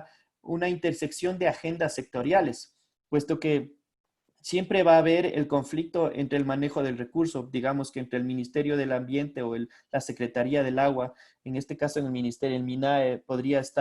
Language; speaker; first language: Spanish; native; Spanish